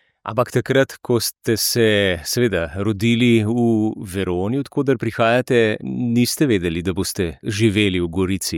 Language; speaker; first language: Slovenian; native; Slovenian